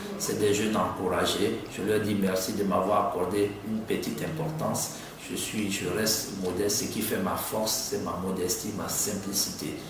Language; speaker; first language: French; native; French